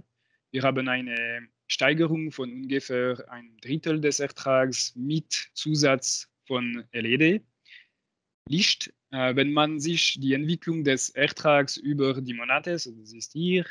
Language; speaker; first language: German; non-native, local second language; French